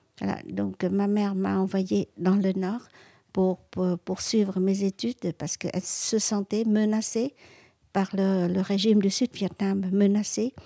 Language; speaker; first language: French; non-native, local second language; Vietnamese